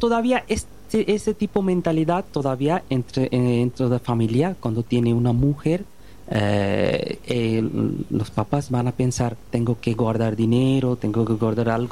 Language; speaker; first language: Spanish; non-native, learner; Bangla